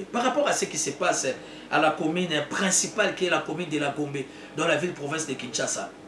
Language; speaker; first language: French; non-native, local second language; Lingala